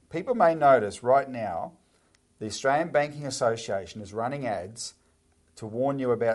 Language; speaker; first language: English; native; English